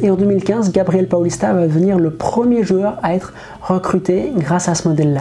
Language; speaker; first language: French; native; French